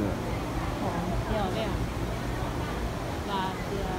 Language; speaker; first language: Chinese; non-native, learner; Filipino